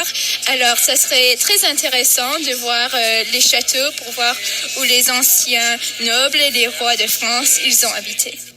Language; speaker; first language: French; non-native, fluent; English